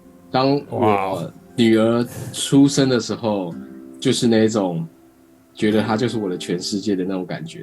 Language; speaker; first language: Chinese; native; Chinese